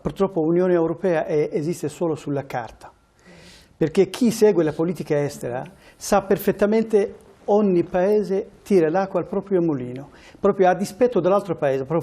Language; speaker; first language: Italian; early bilingual, other home language; Kurdish